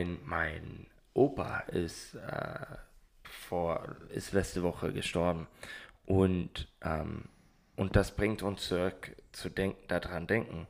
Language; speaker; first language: German; non-native, learner; English